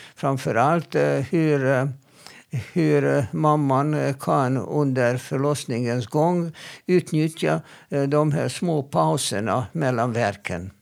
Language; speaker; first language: Swedish; non-native, fluent; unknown